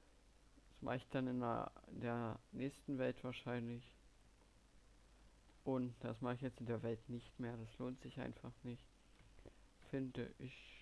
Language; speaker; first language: German; native; German